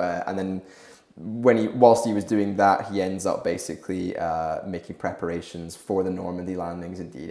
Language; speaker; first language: English; native; English